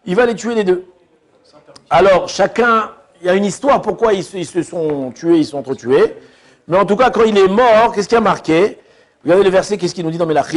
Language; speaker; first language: French; native; French